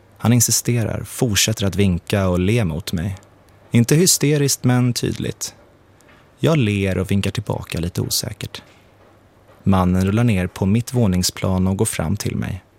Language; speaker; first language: Swedish; native; Swedish